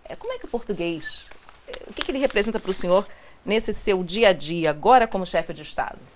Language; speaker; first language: Portuguese; native; Portuguese